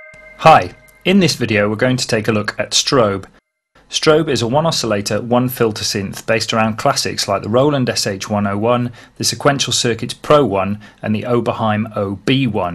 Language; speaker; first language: English; native; English